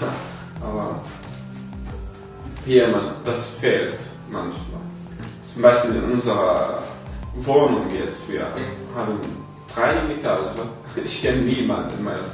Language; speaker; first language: German; non-native, learner; Arabic